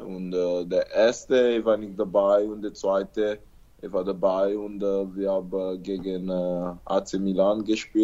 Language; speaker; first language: German; non-native, learner; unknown